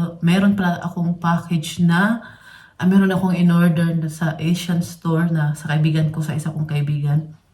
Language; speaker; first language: Filipino; non-native, local second language; Cebuano